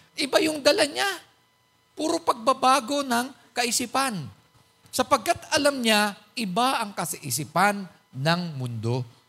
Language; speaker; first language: Filipino; native; Filipino